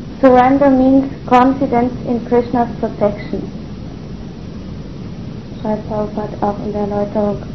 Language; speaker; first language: German; native; German